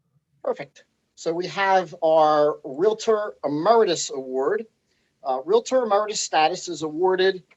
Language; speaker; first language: English; native; English